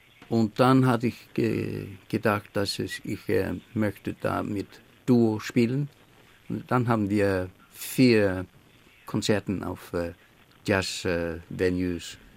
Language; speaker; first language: German; non-native, fluent; Faroese